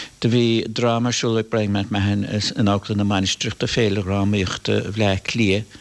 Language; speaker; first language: Irish; native; Irish